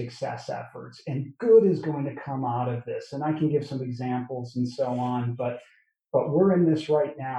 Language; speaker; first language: English; native; English